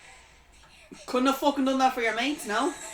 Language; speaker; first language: English; native; English